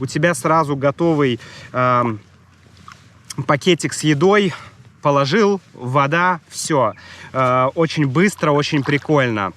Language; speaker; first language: Russian; native; Russian